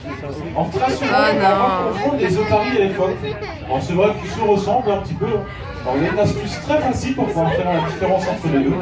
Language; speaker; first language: French; native; French